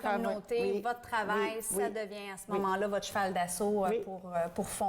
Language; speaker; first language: French; native; French